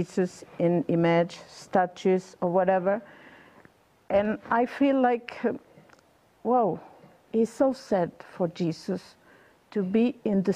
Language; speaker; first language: English; non-native, learner; Spanish